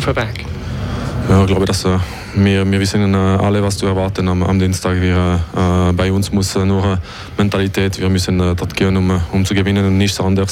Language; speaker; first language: German; non-native, local second language; French